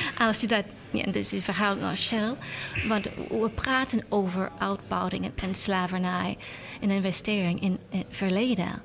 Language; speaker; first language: Dutch; non-native, learner; English